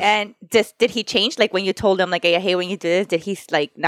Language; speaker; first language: English; early bilingual, other home language; Spanish